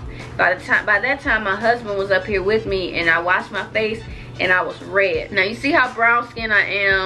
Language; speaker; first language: English; native; English